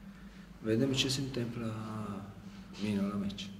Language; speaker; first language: Romanian; non-native, learner; Italian